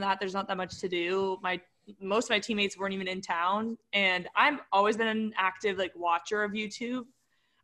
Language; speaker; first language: English; native; English